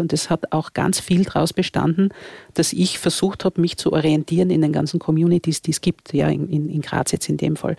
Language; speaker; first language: German; native; German